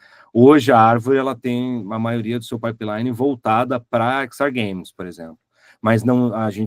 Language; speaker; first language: Portuguese; native; Portuguese